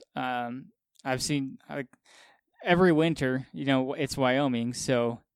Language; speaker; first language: English; native; English